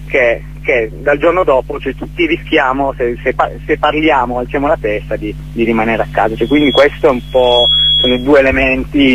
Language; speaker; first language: Italian; native; Italian